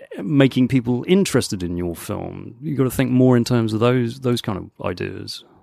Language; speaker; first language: English; native; English